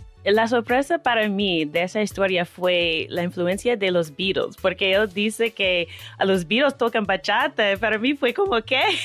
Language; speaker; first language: Spanish; non-native, fluent; English